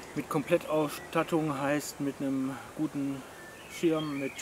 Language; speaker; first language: German; native; German